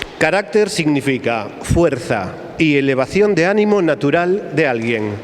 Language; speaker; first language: Spanish; native; Spanish